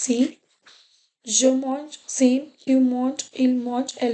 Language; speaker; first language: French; non-native, fluent; Hindi